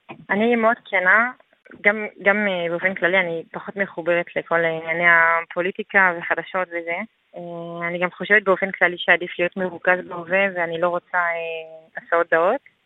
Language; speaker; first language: Hebrew; non-native, fluent; French